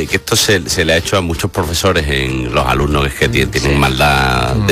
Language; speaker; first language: Spanish; native; Spanish